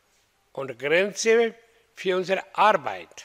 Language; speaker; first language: German; non-native, fluent; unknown